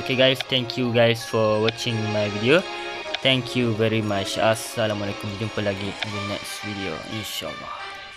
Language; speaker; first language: English; non-native, local second language; Malay